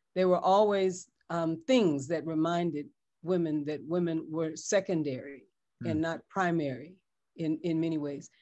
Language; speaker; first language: English; native; English